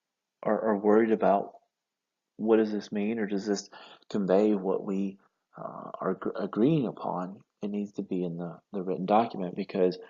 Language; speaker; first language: English; native; English